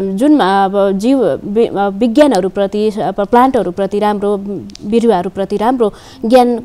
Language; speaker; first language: Nepali; native; Nepali